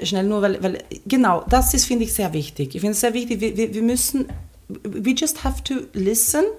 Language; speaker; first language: German; non-native, fluent; Finnish